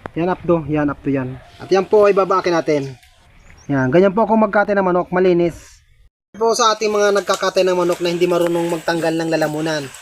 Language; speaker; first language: Filipino; non-native, local second language; Bikol